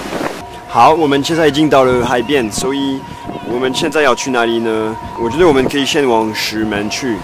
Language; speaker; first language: Chinese; non-native, fluent; French